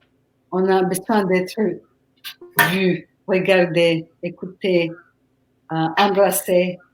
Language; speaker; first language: French; non-native, fluent; Spanish